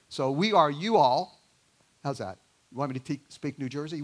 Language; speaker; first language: English; native; English